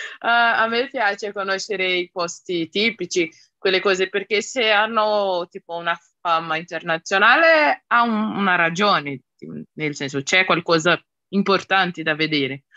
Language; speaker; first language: Italian; non-native, fluent; Portuguese